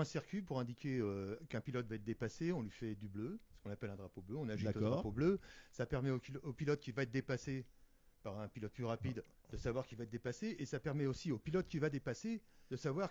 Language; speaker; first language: French; native; French